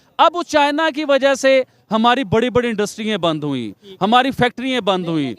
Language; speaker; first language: Urdu; non-native, local second language; Punjabi